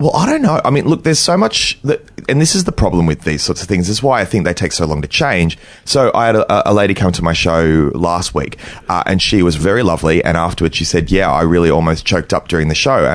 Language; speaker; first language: English; native; English